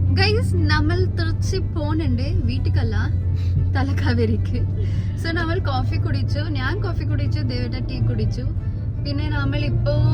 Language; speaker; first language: Malayalam; non-native, local second language; Kannada